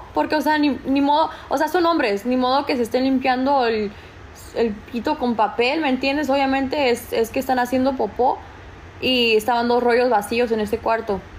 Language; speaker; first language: Spanish; early bilingual, heritage; Spanish